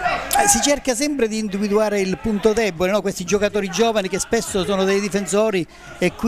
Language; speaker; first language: Italian; native; Italian